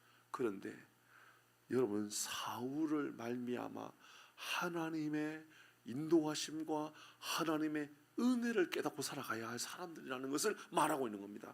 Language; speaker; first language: Korean; native; Korean